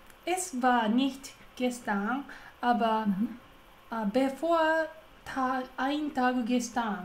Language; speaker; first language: German; non-native, learner; Japanese